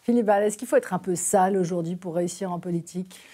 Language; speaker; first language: French; native; French